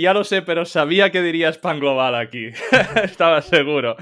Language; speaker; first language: Spanish; native; Spanish